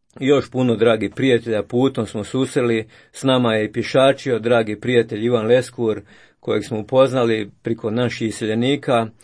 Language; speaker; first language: Croatian; native; Croatian